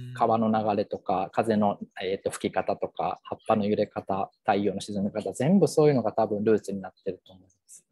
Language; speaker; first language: Japanese; native; Japanese